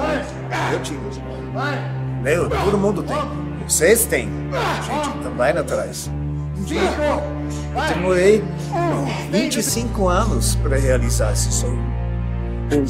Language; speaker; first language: Portuguese; non-native, fluent; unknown